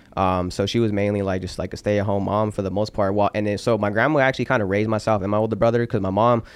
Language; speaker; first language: English; early bilingual, other home language; Polish